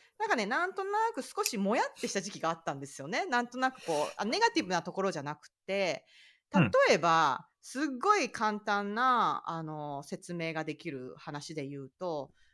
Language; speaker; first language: Japanese; native; Japanese